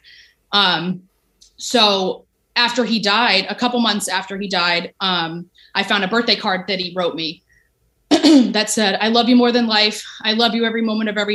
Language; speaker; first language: English; native; English